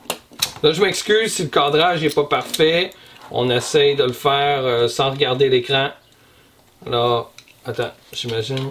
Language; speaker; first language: French; native; French